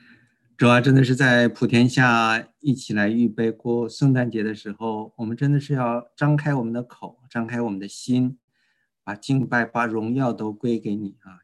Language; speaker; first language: Chinese; native; Chinese